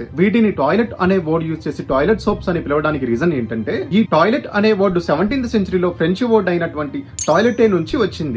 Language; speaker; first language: Telugu; native; Telugu